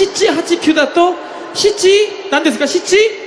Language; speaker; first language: Japanese; non-native, fluent; Korean